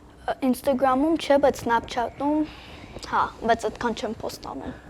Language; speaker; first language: Armenian; early bilingual, heritage; Armenian